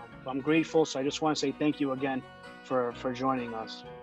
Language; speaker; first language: English; early bilingual, other home language; Portuguese